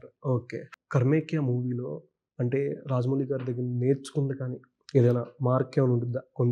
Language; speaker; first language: Telugu; native; Telugu